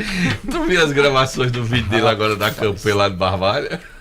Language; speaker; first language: Portuguese; native; Portuguese